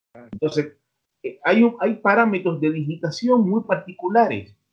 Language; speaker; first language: Spanish; native; Spanish